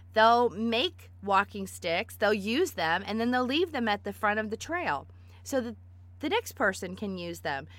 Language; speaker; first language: English; native; English